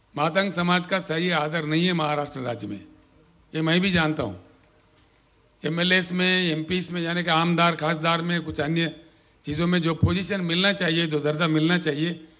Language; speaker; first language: Hindi; non-native, local second language; Telugu